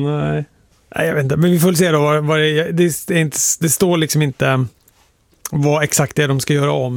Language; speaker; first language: Swedish; native; Swedish